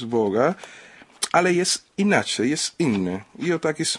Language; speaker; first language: Polish; non-native, learner; Spanish